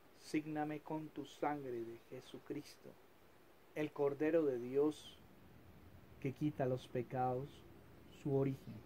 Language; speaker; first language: Spanish; native; Spanish